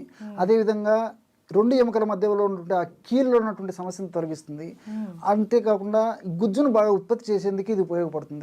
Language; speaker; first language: Telugu; native; Telugu